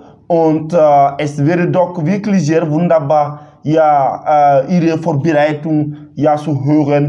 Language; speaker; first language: German; non-native, learner; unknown